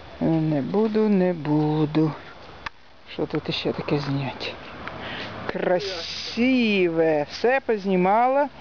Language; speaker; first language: Ukrainian; native; Ukrainian